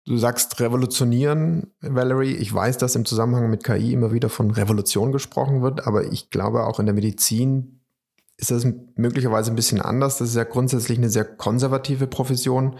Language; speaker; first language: German; native; German